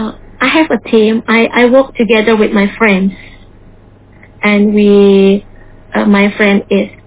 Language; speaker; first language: English; non-native, learner; Indonesian